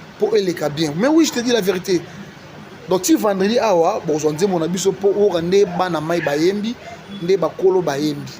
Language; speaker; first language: Lingala; native; Lingala